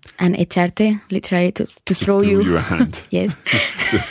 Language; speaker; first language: English; non-native, fluent; Spanish